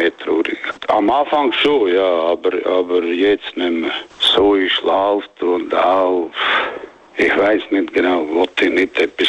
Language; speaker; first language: German; non-native, learner; Bosnian